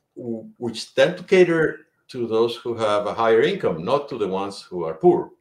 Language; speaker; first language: English; non-native, fluent; Spanish